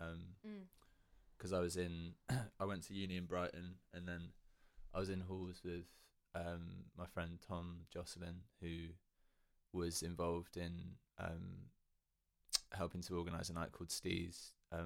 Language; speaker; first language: English; native; English